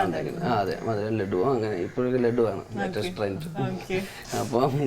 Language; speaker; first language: Malayalam; native; Malayalam